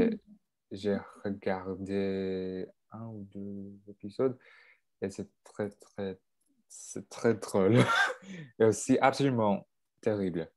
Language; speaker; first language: French; non-native, local second language; English